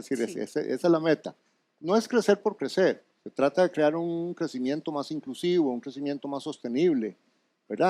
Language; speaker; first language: Spanish; native; Spanish